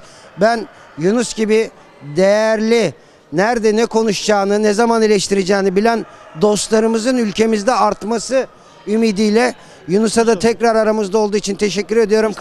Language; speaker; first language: Turkish; native; Turkish